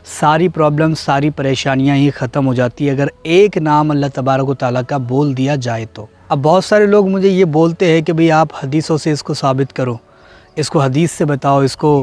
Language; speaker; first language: Hindi; native; Hindi